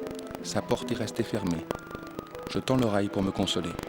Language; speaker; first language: French; native; French